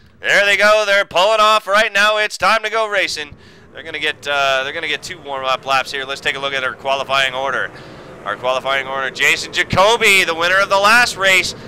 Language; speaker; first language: English; native; English